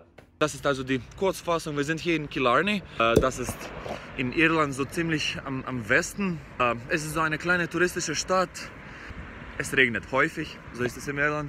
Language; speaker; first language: German; non-native, fluent; Croatian